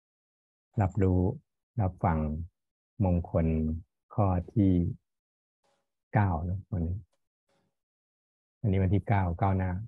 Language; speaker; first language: Thai; native; Thai